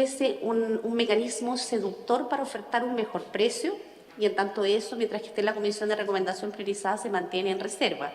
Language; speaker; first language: Spanish; native; Spanish